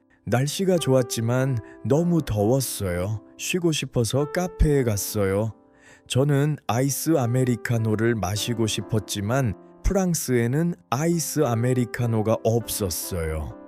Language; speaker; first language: Korean; non-native, learner; Uzbek